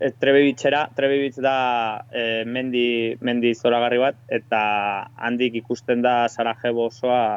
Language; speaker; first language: Basque; non-native, local second language; Spanish